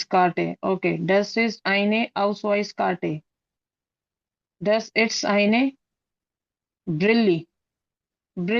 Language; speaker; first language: German; non-native, learner; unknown